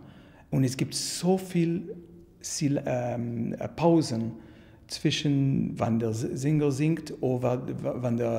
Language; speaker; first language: German; non-native, learner; French